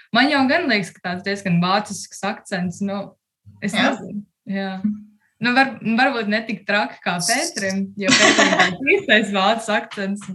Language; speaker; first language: Latvian; early bilingual, heritage; Latvian